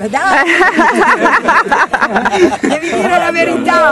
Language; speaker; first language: Italian; native; Italian